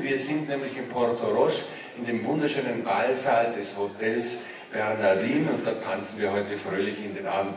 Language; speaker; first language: German; native; German